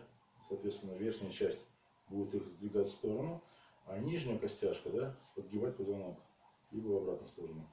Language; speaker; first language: Russian; native; Russian